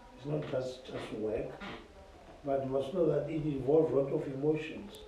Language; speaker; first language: English; non-native, local second language; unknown